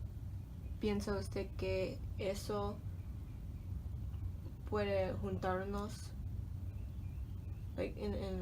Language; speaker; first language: Spanish; non-native, learner; English